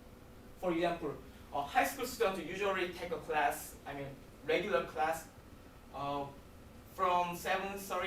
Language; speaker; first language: English; non-native, learner; Korean